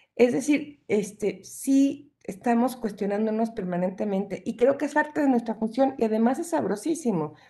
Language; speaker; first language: Spanish; native; Spanish